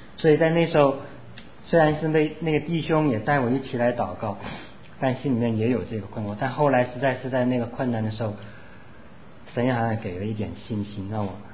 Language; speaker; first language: Chinese; non-native, local second language; Cantonese